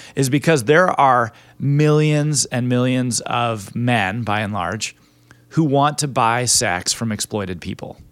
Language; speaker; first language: English; native; English